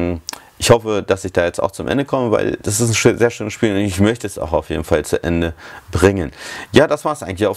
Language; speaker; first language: German; native; German